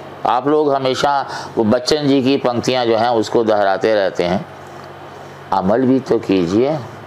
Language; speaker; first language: Hindi; non-native, local second language; Punjabi